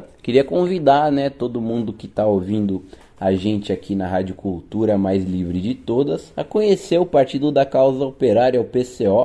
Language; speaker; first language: Portuguese; native; Portuguese